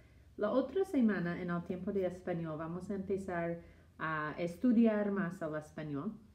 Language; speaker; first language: Spanish; non-native, fluent; English